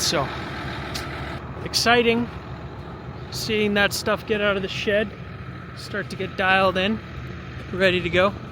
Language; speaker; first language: English; native; English